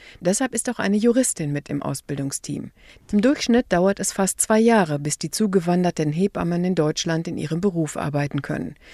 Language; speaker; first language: German; native; German